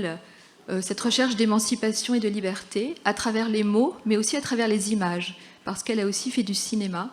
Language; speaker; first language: French; native; French